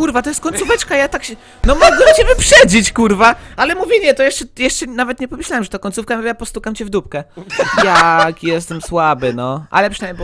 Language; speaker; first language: Polish; native; Polish